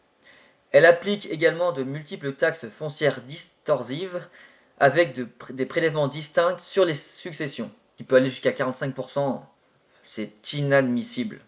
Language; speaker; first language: French; native; French